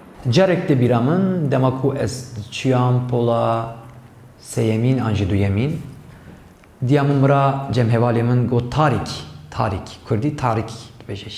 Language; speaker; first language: Kurdish; non-native, local second language; Turkish